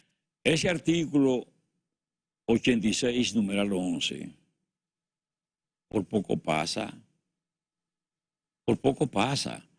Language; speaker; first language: Spanish; native; Spanish